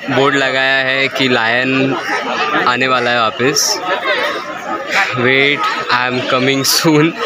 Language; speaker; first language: Hindi; non-native, local second language; Marathi